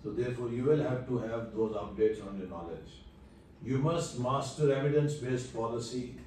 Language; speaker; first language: English; non-native, local second language; Urdu